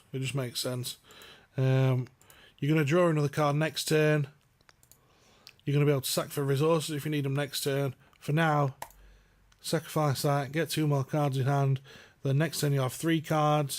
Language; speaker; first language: English; native; English